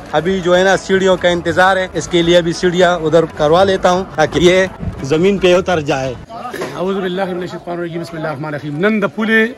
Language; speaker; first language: Urdu; non-native, local second language; Pashto